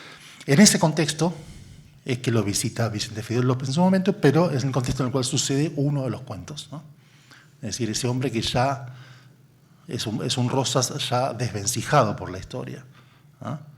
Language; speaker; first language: Spanish; native; Spanish